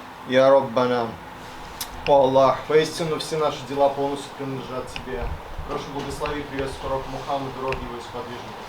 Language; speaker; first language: Russian; native; Russian